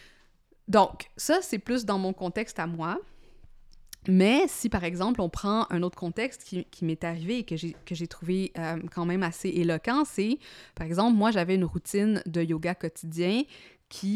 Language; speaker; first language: French; native; French